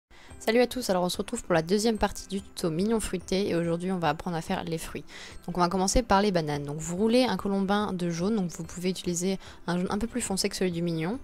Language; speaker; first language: French; native; French